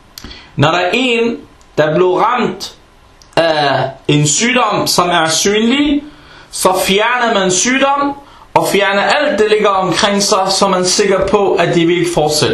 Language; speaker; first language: Danish; early bilingual, other home language; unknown